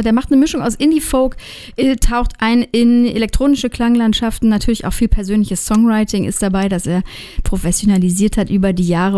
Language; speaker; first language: German; native; German